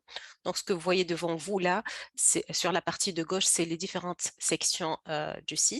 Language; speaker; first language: French; native; French